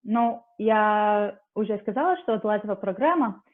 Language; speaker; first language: Russian; non-native, learner; English